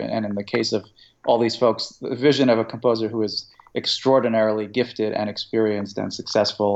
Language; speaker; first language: English; native; English